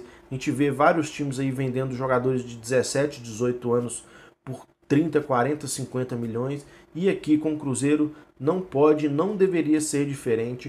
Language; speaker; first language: Portuguese; native; Portuguese